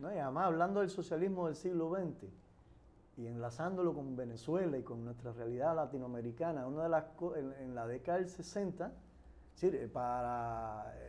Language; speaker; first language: Spanish; native; Spanish